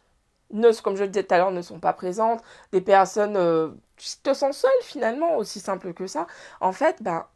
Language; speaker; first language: French; native; French